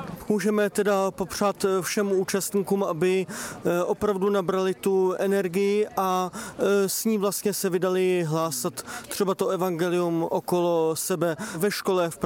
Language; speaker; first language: Czech; native; Czech